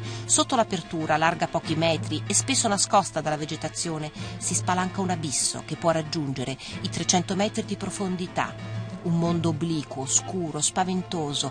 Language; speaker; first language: Italian; native; Italian